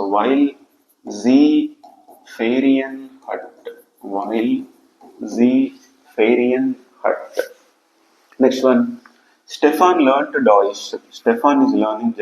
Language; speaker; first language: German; non-native, fluent; Telugu